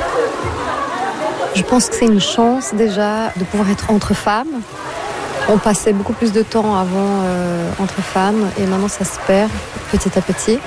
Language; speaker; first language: French; non-native, fluent; Portuguese